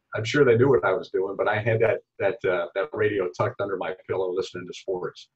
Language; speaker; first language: English; native; English